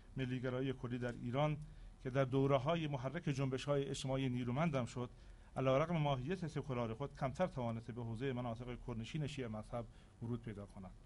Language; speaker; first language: Persian; non-native, local second language; Central Kurdish